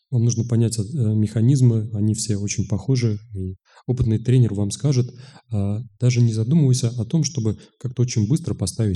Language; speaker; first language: Russian; native; Russian